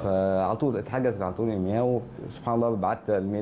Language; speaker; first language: Arabic; native; Arabic